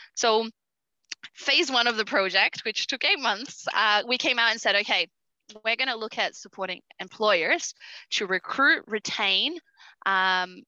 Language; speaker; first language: English; early bilingual, other home language; Portuguese